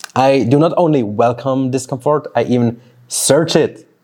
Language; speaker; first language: English; non-native, fluent; Swiss German